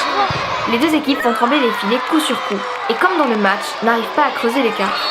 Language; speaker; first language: French; native; French